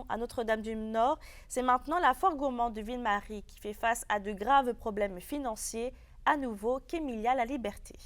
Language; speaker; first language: French; native; French